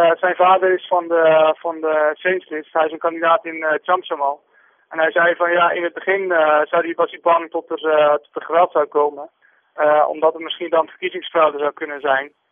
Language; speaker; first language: Dutch; native; Dutch